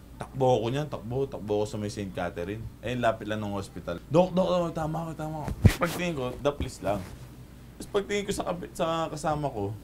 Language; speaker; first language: Filipino; non-native, local second language; Pampanga